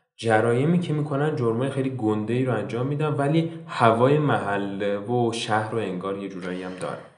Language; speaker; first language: Persian; native; Persian